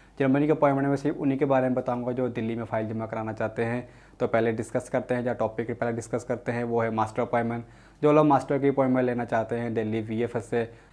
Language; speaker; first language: Hindi; native; Hindi